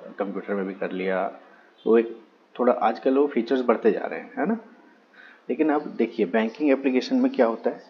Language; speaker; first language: Hindi; native; Hindi